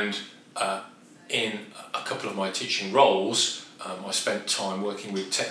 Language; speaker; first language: English; native; English